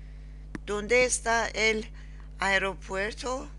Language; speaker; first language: Spanish; non-native, learner; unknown